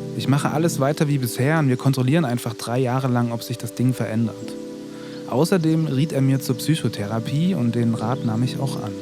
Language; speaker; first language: German; native; German